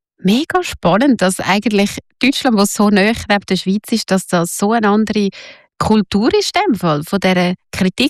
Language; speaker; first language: German; native; German